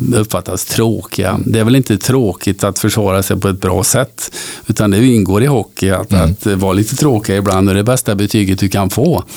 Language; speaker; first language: Swedish; native; Swedish